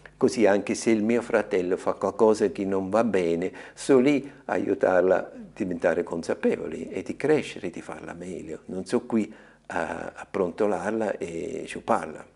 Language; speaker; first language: Italian; non-native, fluent; German